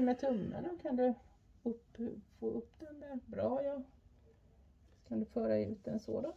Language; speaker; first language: Swedish; native; Swedish